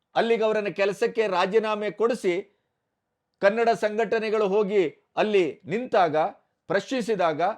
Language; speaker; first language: Kannada; native; Kannada